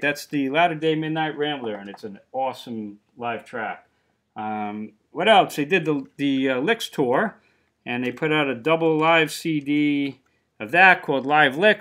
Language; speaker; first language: English; native; English